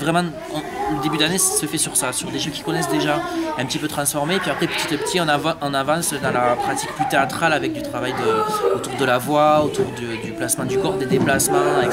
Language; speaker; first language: French; native; French